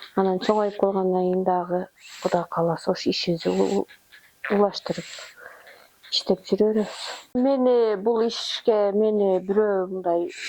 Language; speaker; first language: Kyrgyz; non-native, local second language; Uzbek